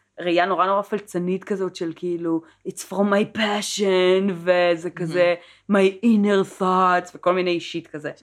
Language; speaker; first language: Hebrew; native; Hebrew